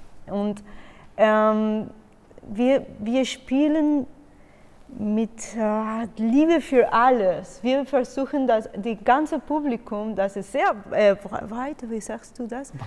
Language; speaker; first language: German; non-native, learner; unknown